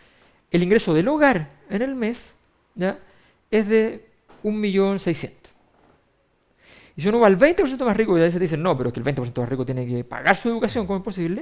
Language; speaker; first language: Spanish; native; Spanish